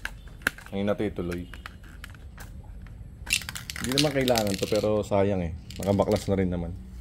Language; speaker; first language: Filipino; native; Filipino